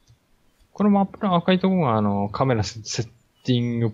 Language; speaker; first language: Japanese; native; Japanese